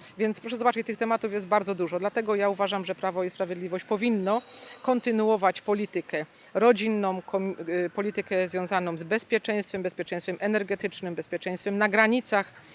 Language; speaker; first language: Polish; native; Polish